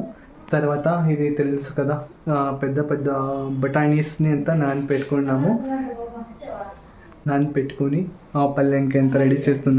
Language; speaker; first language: Telugu; non-native, local second language; Kannada